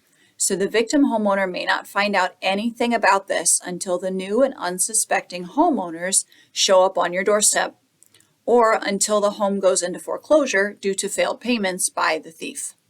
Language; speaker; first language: English; native; English